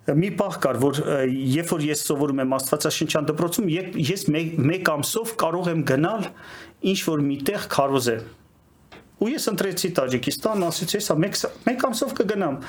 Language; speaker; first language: Armenian; native; Armenian